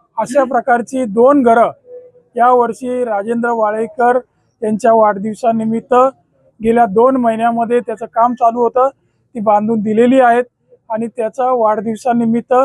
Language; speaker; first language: Marathi; native; Marathi